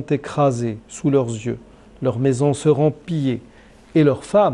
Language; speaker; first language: French; non-native, local second language; Arabic